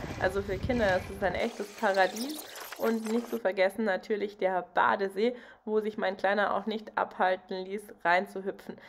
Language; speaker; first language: German; native; German